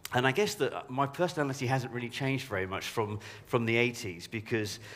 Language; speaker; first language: English; native; English